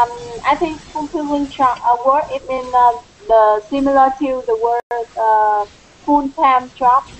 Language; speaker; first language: English; non-native, learner; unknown